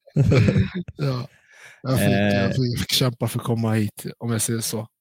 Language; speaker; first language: Swedish; early bilingual, other home language; Central Kurdish